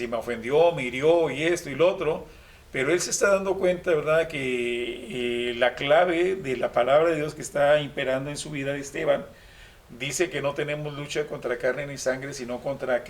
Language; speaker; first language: Spanish; native; Spanish